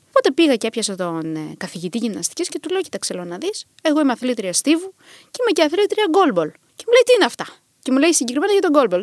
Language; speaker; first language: Greek; early bilingual, other home language; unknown